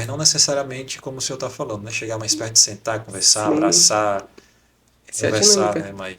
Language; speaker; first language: Portuguese; native; Portuguese